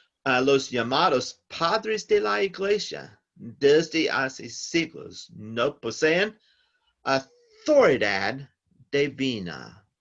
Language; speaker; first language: Spanish; non-native, learner; English